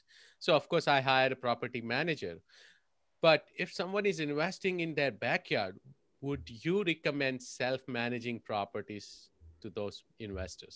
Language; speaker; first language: English; non-native, local second language; Gujarati